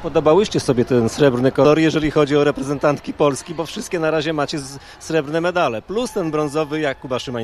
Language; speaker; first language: Polish; native; Polish